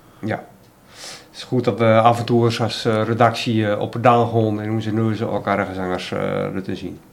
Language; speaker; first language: Dutch; native; Dutch